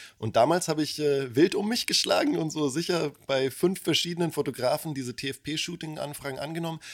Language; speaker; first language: German; early bilingual, other home language; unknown